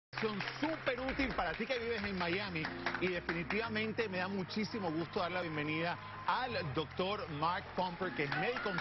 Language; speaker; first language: Spanish; native; Spanish